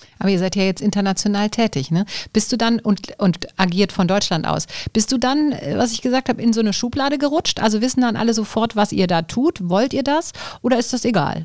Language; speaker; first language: German; native; German